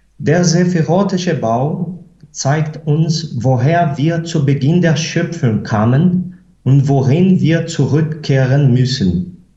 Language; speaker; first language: German; non-native, fluent; Portuguese